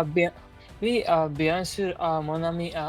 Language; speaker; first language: French; non-native, learner; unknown